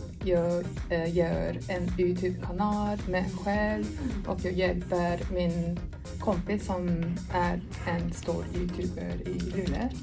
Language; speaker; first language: Swedish; non-native, fluent; Japanese